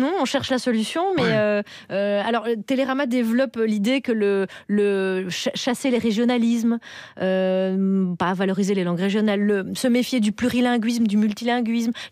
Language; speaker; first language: French; native; French